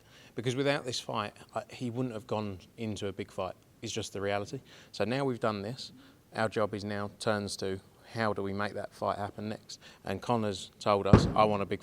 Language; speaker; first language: English; native; English